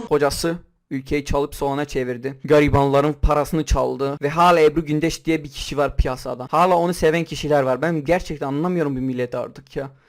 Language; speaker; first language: Turkish; non-native, local second language; Kurdish